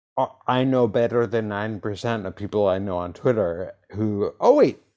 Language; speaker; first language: English; native; English